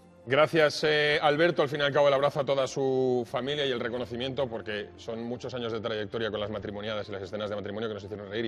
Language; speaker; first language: Spanish; native; Spanish